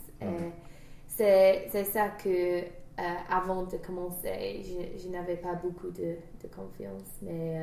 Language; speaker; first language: French; non-native, learner; English